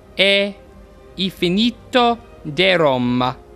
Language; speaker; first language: Italian; non-native, learner; English